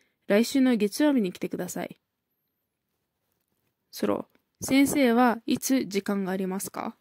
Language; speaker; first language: Japanese; non-native, fluent; Kyrgyz